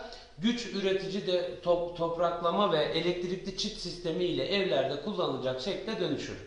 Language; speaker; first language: Turkish; native; Turkish